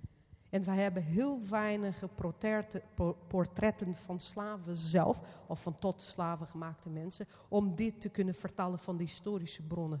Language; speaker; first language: Dutch; non-native, fluent; Portuguese